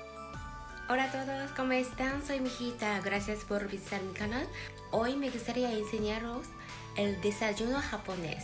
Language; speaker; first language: Spanish; non-native, fluent; Japanese